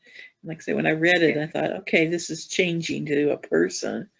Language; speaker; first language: English; native; English